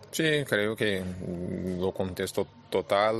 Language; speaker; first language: Spanish; non-native, fluent; Portuguese